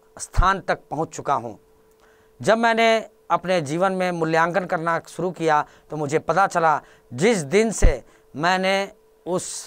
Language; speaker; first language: Hindi; native; Hindi